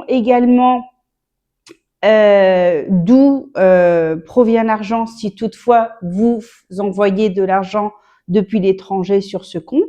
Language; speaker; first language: French; native; French